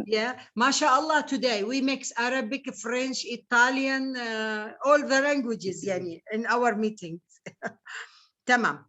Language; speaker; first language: English; non-native, learner; Arabic